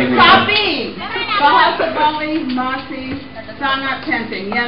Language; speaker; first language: Indonesian; non-native, learner; English